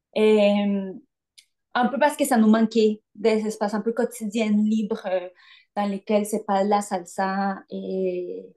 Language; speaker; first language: French; non-native, fluent; Spanish